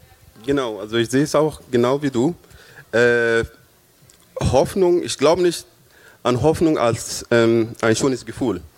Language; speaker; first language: German; non-native, fluent; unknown